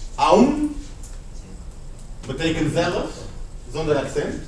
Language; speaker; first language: Dutch; non-native, fluent; Spanish